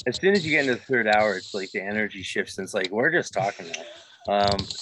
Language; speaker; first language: English; native; English